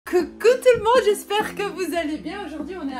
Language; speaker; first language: French; native; French